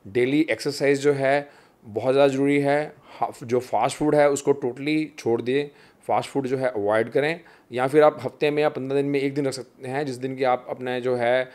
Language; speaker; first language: Hindi; non-native, local second language; Punjabi